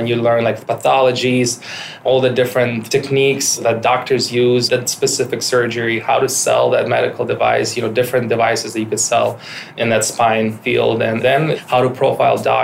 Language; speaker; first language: English; non-native, fluent; Ukrainian